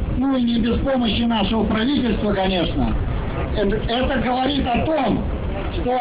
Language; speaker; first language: Russian; native; Russian